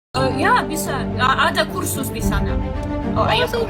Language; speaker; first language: Indonesian; non-native, learner; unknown